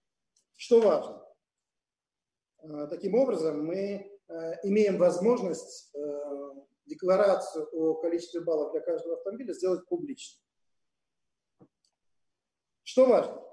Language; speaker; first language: Russian; native; Russian